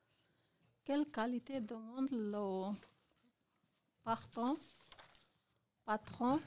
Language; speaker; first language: French; non-native, learner; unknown